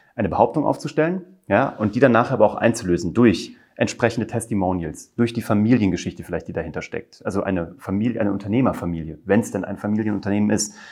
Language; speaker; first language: German; native; German